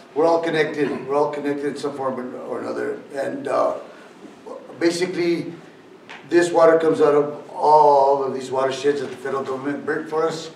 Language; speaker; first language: English; native; English